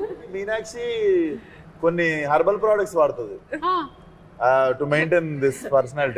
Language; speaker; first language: Telugu; native; Telugu